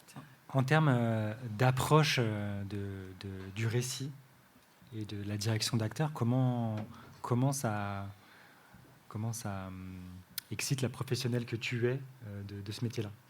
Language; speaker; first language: French; native; French